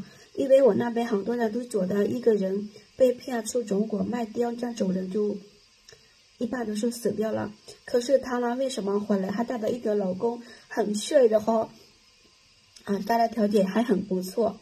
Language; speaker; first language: Chinese; non-native, fluent; Lao